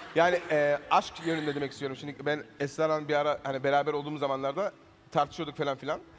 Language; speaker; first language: Turkish; early bilingual, heritage; Turkish